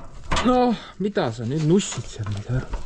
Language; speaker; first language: Estonian; native; Estonian